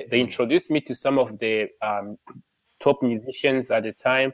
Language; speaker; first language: English; non-native, local second language; Kinyarwanda